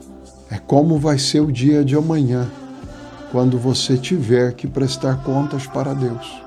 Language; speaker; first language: Portuguese; native; Portuguese